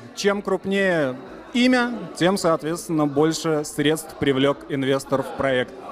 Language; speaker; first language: Russian; native; Russian